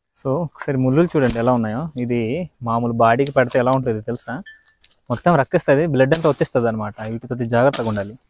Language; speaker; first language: Telugu; non-native, local second language; Odia